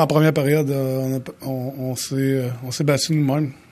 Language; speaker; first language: French; native; French